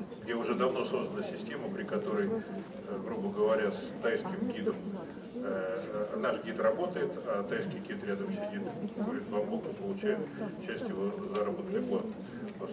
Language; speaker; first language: Russian; native; Russian